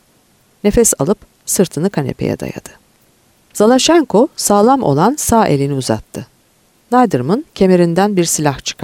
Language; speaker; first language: Turkish; native; Turkish